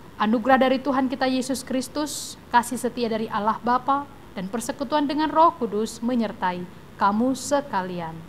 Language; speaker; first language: Indonesian; native; Indonesian